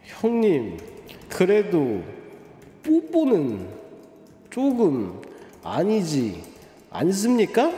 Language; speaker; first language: Korean; native; Korean